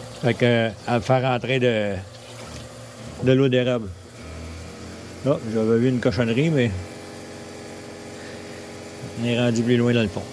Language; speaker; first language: French; native; French